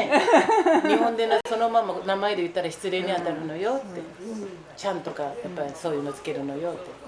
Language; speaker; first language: Japanese; native; Japanese